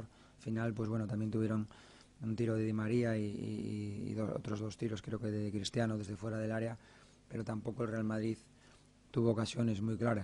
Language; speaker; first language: Spanish; native; Spanish